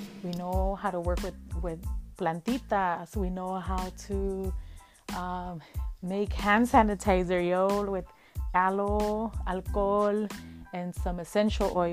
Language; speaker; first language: English; early bilingual, other home language; Spanish